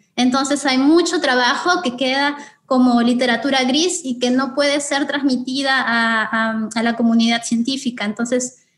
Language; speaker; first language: Spanish; native; Spanish